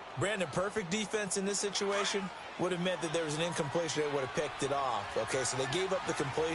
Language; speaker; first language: English; native; English